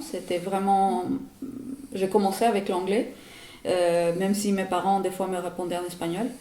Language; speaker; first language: French; non-native, fluent; English